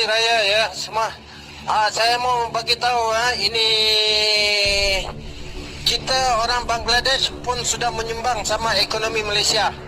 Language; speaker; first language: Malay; non-native, learner; Bangla